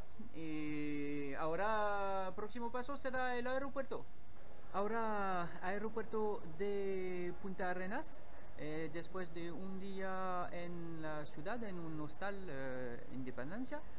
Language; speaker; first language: Spanish; non-native, learner; French